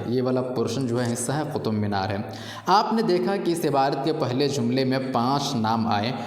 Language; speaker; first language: Urdu; native; Urdu